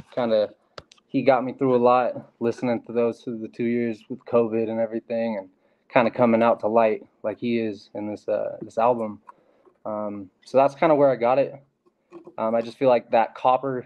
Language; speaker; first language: English; native; English